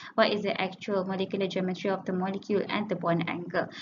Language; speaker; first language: English; non-native, local second language; Malay